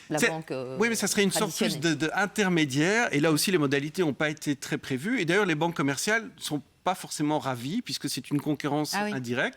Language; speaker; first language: French; native; French